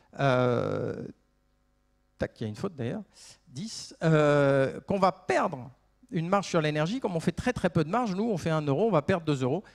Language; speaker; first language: French; native; French